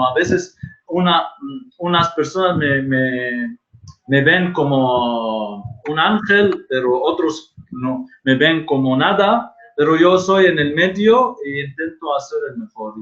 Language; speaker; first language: Spanish; non-native, fluent; Arabic